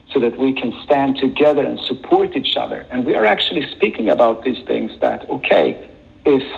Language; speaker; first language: English; non-native, fluent; Swedish